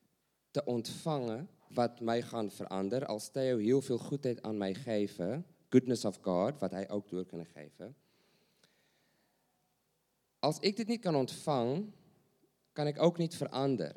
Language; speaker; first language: Dutch; non-native, learner; English